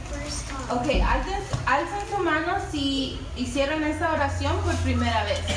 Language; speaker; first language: Spanish; early bilingual, heritage; Spanish